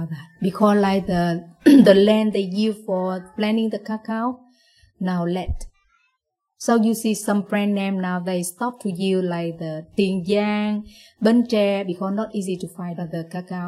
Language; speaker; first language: English; non-native, learner; Vietnamese